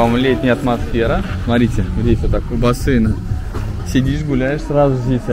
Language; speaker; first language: Russian; native; Russian